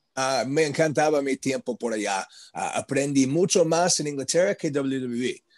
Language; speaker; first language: Spanish; non-native, learner; English